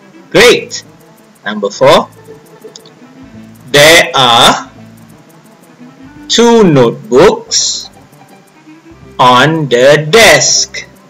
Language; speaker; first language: English; non-native, local second language; Malay